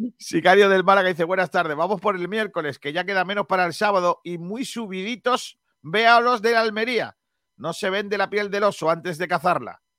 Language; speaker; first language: Spanish; native; Spanish